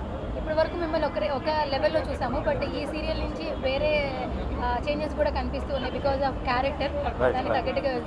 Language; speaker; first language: Telugu; native; Telugu